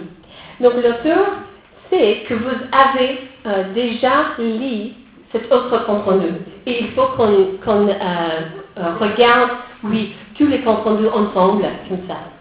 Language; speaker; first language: French; non-native, fluent; English